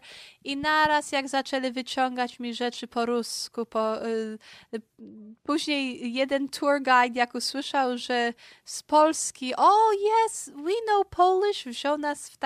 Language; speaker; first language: Polish; early bilingual, heritage; Polish